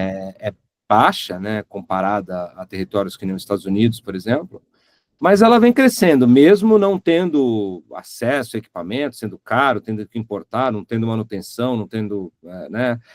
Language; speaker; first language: Portuguese; native; Portuguese